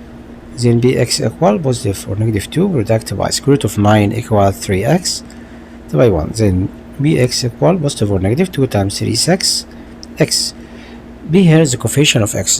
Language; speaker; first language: English; non-native, local second language; Arabic